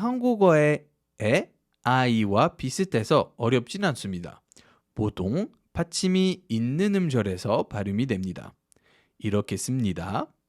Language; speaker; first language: Korean; non-native, fluent; French